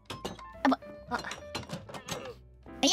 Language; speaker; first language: Japanese; native; Japanese